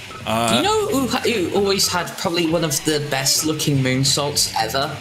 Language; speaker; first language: English; native; English